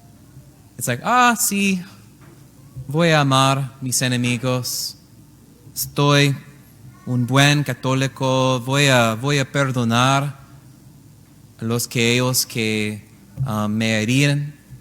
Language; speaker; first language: Spanish; non-native, learner; English